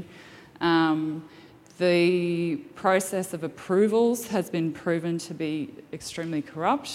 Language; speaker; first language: English; native; English